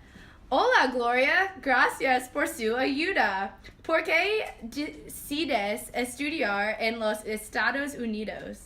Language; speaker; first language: Spanish; non-native, learner; English